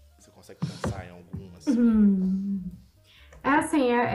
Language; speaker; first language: Portuguese; native; Portuguese